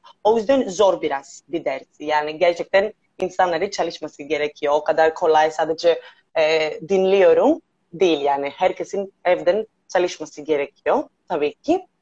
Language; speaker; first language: Turkish; non-native, learner; Greek